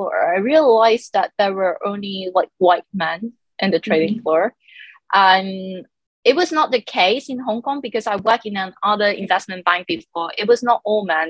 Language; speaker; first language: English; non-native, local second language; Cantonese